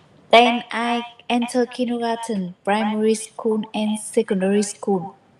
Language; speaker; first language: English; non-native, learner; Vietnamese